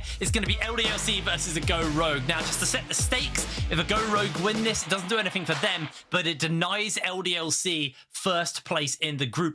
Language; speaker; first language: English; native; English